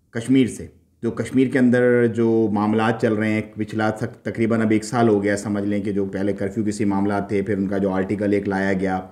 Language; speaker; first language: Urdu; native; Urdu